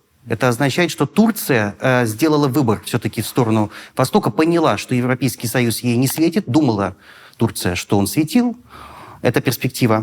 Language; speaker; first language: Russian; native; Russian